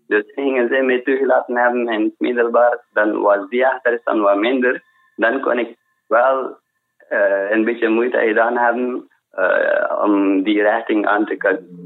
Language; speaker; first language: Dutch; non-native, fluent; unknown